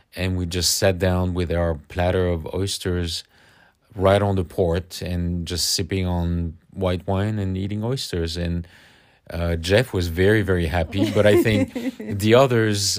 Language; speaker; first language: English; non-native, fluent; French